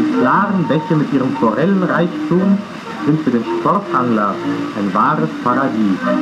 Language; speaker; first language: German; native; German